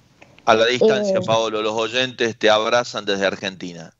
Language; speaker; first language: Spanish; native; Spanish